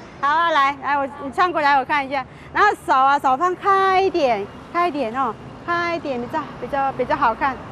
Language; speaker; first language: Chinese; non-native, fluent; Vietnamese